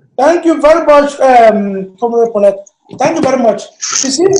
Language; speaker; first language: Nigerian Pidgin; native; Nigerian Pidgin